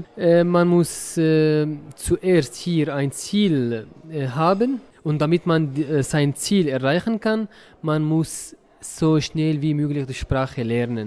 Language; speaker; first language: German; non-native, fluent; Arabic